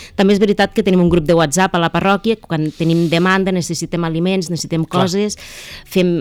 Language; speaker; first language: Catalan; native; Catalan